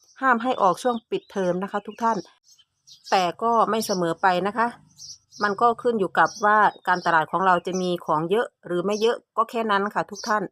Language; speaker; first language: Thai; native; Thai